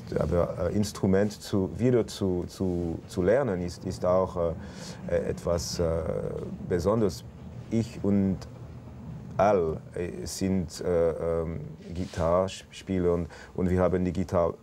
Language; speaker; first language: German; non-native, local second language; French